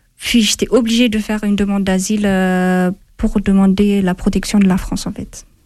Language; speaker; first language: French; non-native, fluent; Amharic